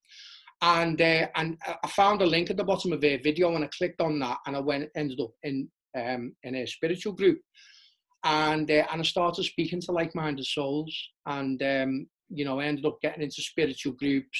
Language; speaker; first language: English; native; English